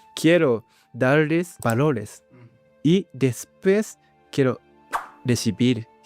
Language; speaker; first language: Spanish; non-native, learner; Japanese